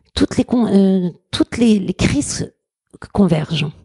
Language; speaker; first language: French; native; French